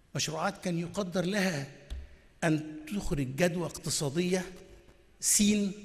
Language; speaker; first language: Arabic; native; Arabic